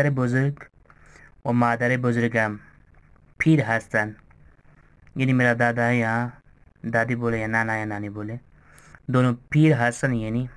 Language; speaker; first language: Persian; non-native, fluent; Urdu